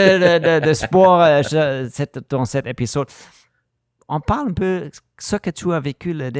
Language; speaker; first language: French; non-native, learner; German